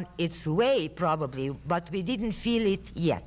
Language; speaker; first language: English; non-native, fluent; Romanian